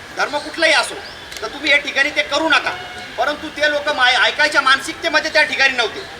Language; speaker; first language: Marathi; native; Marathi